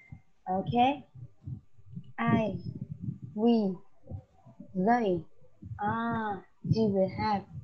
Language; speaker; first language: English; non-native, learner; Vietnamese